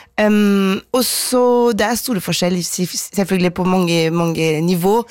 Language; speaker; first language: Norwegian; non-native, fluent; French